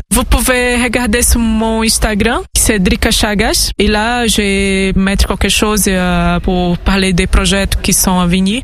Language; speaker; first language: French; non-native, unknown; Portuguese